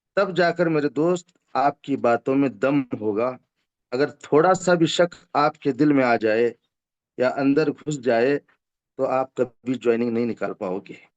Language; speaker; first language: Hindi; non-native, local second language; Urdu